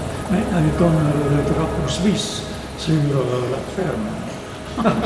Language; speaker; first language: French; non-native, local second language; German